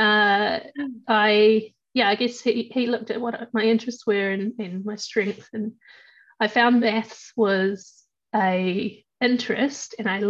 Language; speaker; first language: English; native; English